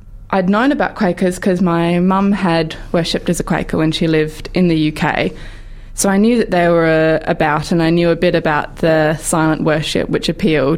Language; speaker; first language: English; native; English